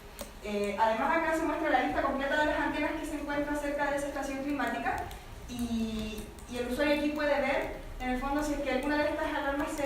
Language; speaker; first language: Spanish; native; Spanish